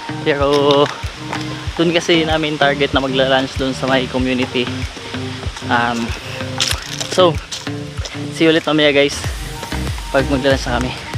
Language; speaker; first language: Filipino; non-native, local second language; Cebuano